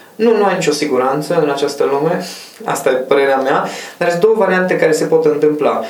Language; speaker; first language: Romanian; non-native, local second language; Hungarian